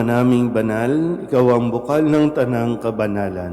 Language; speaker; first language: Filipino; native; Filipino